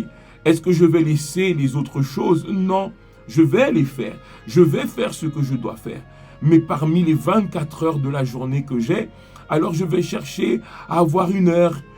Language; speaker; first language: French; native; French